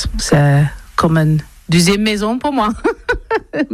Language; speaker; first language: French; non-native, learner; English